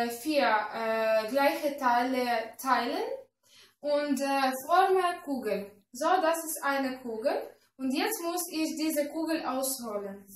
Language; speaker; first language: German; non-native, learner; Russian